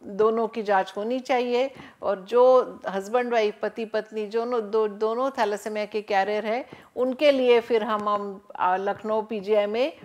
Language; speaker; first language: Hindi; non-native, local second language; Marathi